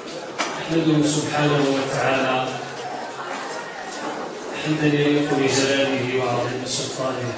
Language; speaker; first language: Arabic; native; Arabic